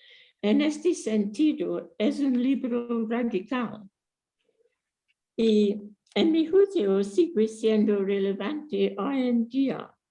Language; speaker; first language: Spanish; non-native, fluent; English